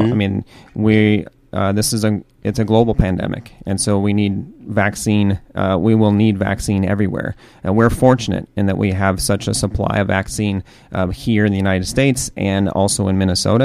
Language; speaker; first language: English; native; English